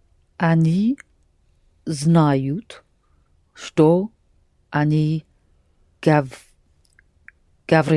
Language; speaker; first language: Russian; non-native, learner; English